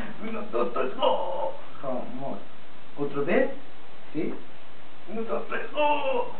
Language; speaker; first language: Spanish; non-native, learner; Japanese